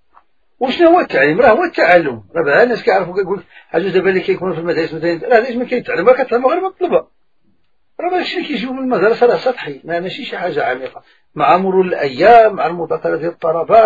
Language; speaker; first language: Arabic; native; Arabic